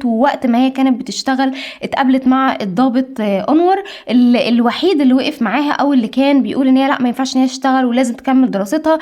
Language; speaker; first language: Arabic; native; Arabic